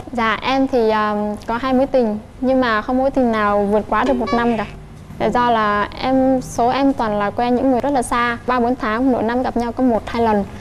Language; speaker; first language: Vietnamese; native; Vietnamese